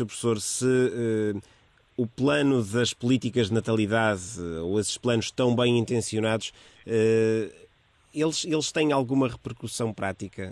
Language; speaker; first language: Portuguese; native; Portuguese